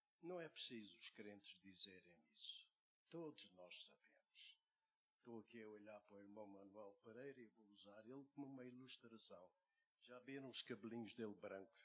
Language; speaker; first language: Portuguese; native; Portuguese